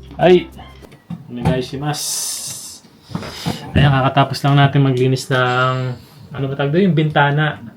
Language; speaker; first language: Filipino; native; Filipino